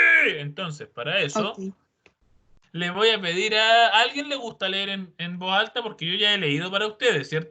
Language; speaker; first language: Spanish; native; Spanish